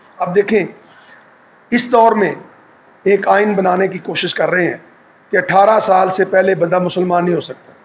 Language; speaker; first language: Urdu; non-native, local second language; Punjabi